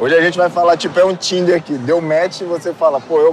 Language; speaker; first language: Portuguese; native; Portuguese